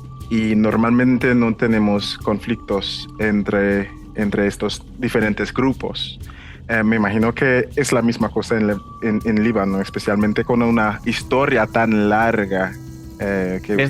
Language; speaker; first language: Spanish; non-native, fluent; English